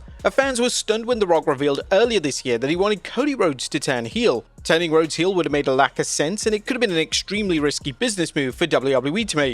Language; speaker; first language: English; native; English